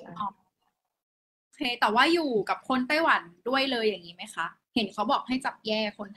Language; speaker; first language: Thai; native; Thai